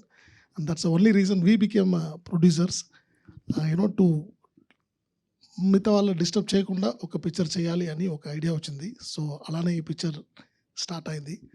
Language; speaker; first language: Telugu; non-native, learner; Tamil